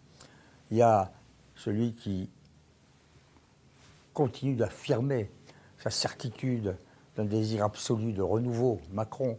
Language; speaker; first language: French; native; French